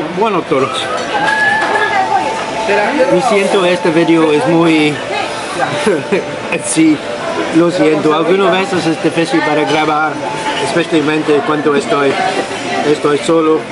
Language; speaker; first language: Spanish; non-native, learner; English